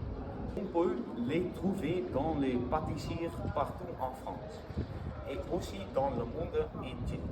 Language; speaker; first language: French; non-native, learner; Dutch